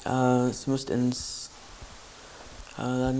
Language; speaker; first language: German; non-native, learner; English